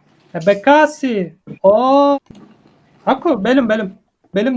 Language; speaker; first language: Indonesian; non-native, learner; Turkish